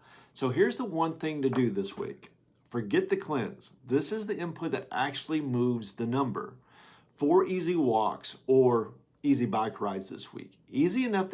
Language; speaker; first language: English; native; English